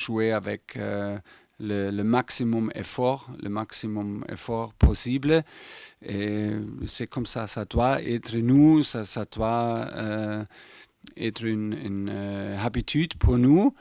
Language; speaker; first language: French; non-native, fluent; German